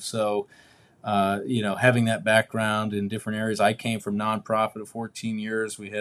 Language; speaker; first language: English; native; English